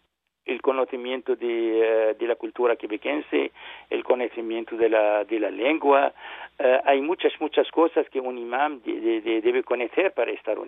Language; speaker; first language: Spanish; non-native, learner; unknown